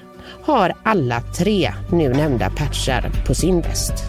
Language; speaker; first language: Swedish; native; Swedish